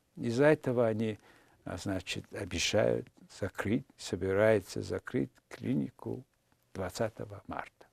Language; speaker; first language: Russian; non-native, fluent; Mongolian